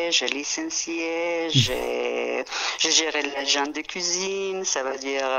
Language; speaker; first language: French; non-native, fluent; Serbian